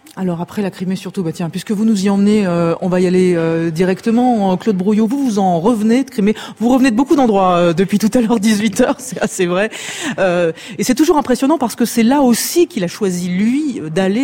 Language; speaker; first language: French; native; French